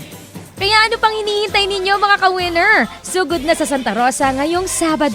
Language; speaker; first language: Filipino; native; Filipino